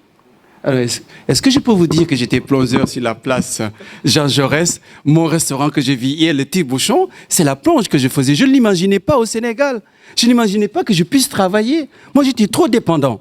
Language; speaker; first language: French; non-native, local second language; Wolof